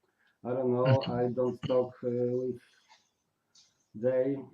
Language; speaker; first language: English; non-native, learner; Polish